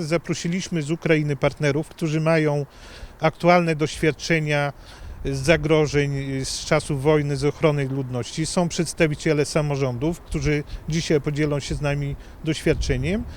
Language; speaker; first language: Polish; native; Polish